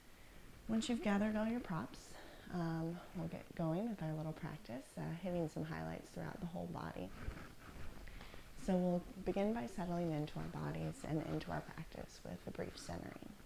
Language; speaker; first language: English; native; English